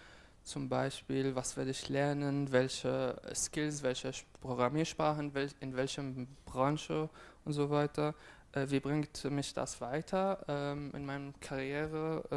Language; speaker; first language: German; non-native, fluent; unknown